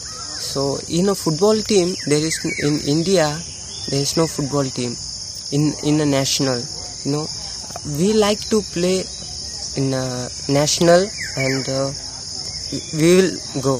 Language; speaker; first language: English; non-native, local second language; Tamil